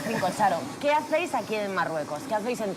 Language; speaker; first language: Spanish; native; Spanish